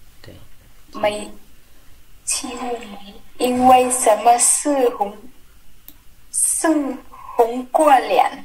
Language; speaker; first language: Chinese; non-native, learner; Vietnamese